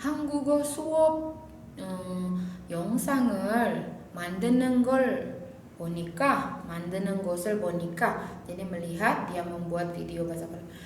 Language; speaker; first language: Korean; non-native, fluent; Indonesian